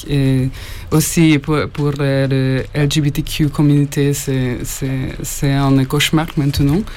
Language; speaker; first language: French; non-native, learner; Hungarian